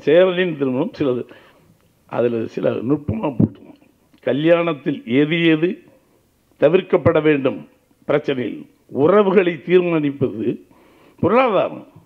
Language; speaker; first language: Tamil; native; Tamil